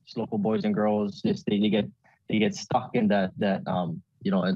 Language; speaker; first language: English; native; English